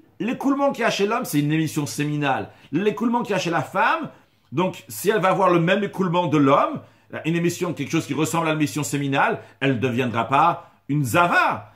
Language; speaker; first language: French; native; French